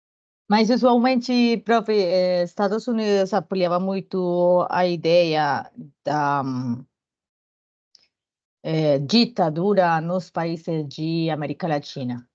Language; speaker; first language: Portuguese; non-native, learner; Spanish